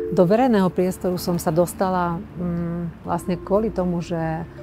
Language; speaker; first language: Slovak; non-native, local second language; Hungarian